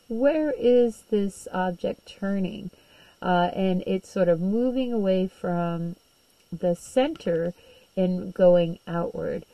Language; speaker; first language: English; native; English